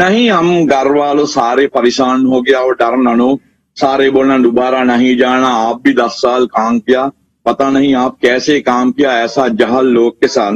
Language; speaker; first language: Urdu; non-native, learner; Sinhala